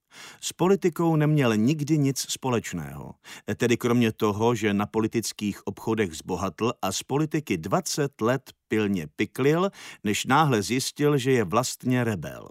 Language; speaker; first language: Czech; native; Czech